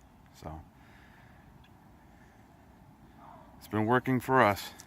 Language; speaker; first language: English; native; English